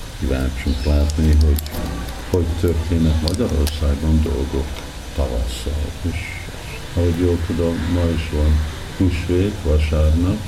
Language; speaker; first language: Hungarian; early bilingual, heritage; Hungarian